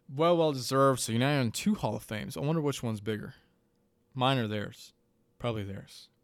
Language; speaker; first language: English; native; English